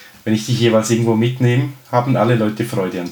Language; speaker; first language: German; native; German